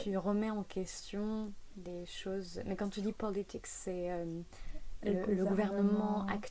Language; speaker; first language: French; native; French